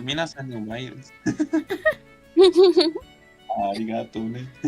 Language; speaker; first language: Japanese; non-native, learner; Spanish